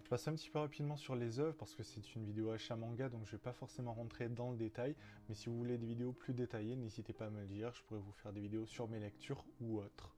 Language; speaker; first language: French; native; French